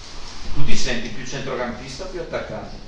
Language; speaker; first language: Italian; native; Italian